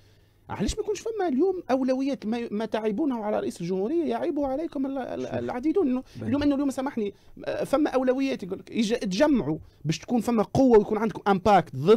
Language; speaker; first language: Arabic; native; Arabic